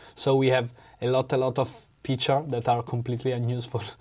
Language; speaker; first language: English; non-native, learner; Italian